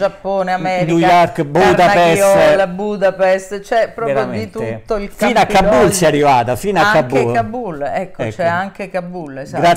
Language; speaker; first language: Italian; native; Italian